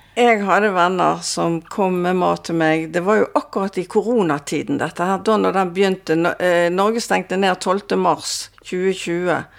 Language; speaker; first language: Norwegian; native; Norwegian